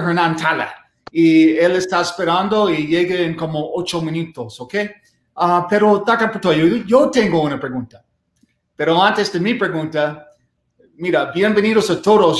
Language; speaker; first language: Spanish; non-native, fluent; English